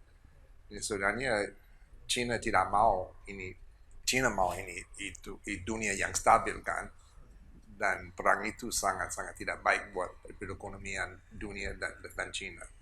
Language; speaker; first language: Indonesian; non-native, fluent; English